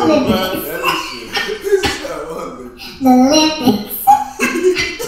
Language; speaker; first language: English; native; English